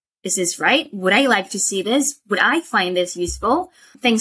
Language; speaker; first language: English; non-native, fluent; Spanish